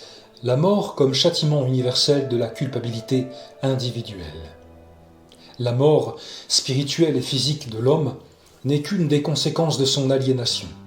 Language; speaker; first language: French; native; French